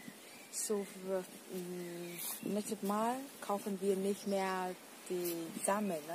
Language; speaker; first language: German; non-native, learner; Vietnamese